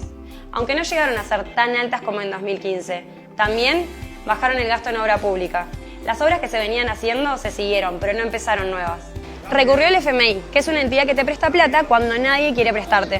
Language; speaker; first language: Spanish; native; Spanish